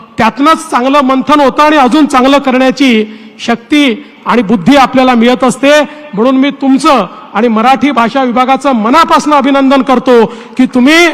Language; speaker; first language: Marathi; native; Marathi